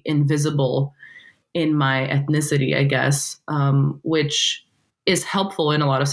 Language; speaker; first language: English; non-native, fluent; Portuguese